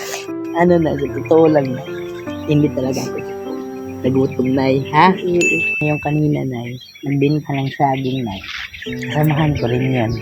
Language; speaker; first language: Filipino; non-native, local second language; Cebuano